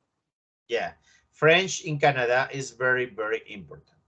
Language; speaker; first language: English; non-native, learner; Spanish